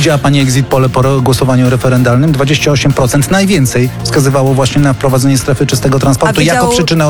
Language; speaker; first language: Polish; native; Polish